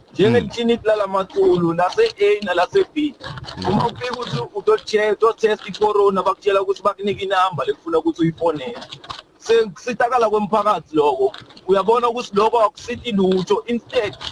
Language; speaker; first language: Zulu; non-native, local second language; Swati